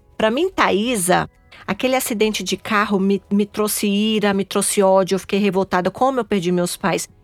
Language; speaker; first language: Portuguese; native; Portuguese